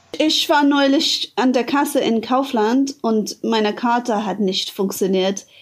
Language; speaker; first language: German; non-native, fluent; English